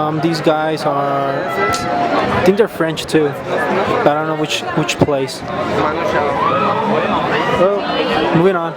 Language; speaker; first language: English; non-native, learner; Spanish